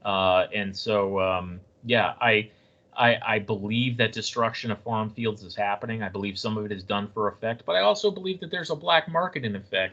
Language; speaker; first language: English; native; English